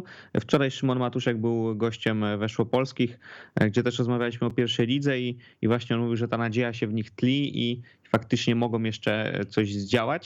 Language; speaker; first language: Polish; native; Polish